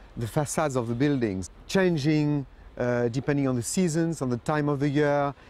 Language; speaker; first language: English; non-native, fluent; French